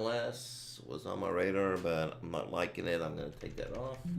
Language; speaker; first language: English; native; English